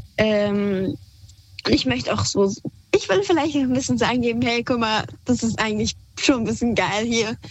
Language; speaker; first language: German; early bilingual, other home language; Persian